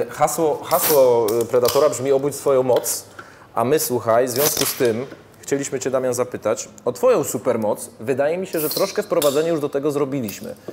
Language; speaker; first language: Polish; native; Polish